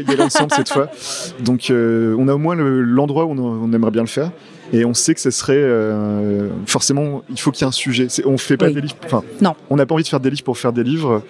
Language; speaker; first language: French; native; French